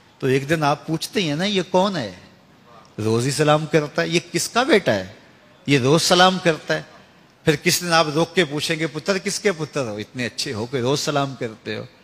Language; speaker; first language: Urdu; non-native, local second language; Punjabi